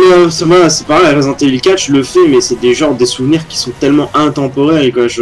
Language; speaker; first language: French; native; French